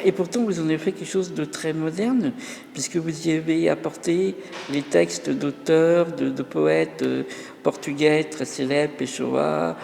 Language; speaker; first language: French; native; French